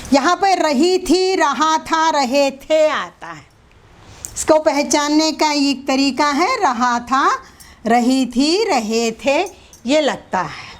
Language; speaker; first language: Hindi; non-native, local second language; Telugu